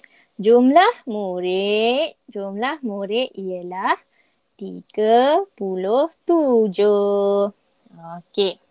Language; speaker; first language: Malay; native; Malay